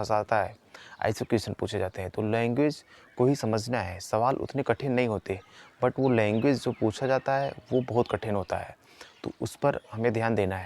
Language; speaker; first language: Hindi; native; Hindi